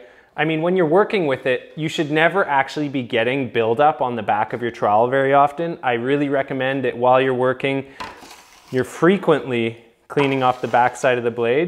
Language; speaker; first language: English; native; English